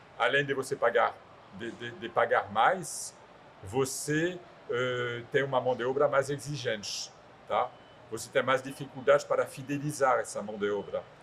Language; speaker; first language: Portuguese; non-native, fluent; French